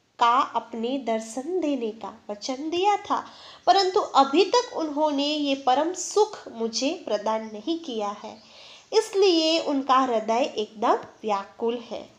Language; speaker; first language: Hindi; non-native, local second language; Gujarati